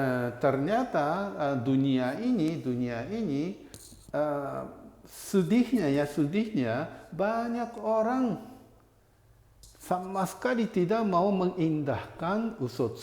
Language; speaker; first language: Indonesian; non-native, fluent; Japanese